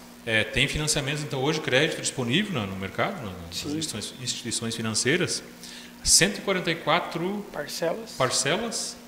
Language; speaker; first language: Portuguese; native; Portuguese